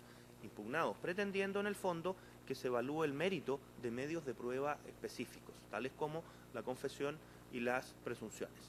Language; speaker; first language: Spanish; native; Spanish